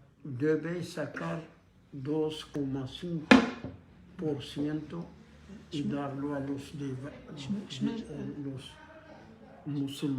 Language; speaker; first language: Spanish; non-native, fluent; Arabic